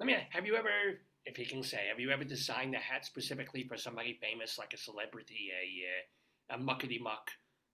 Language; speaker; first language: English; native; English